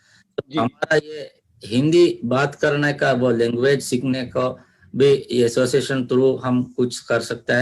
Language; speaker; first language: Hindi; non-native, learner; Divehi